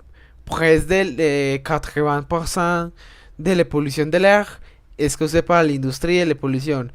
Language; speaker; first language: French; non-native, learner; Spanish